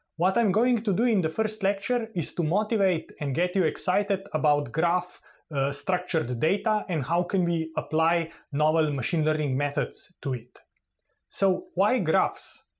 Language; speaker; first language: English; non-native, fluent; Slovenian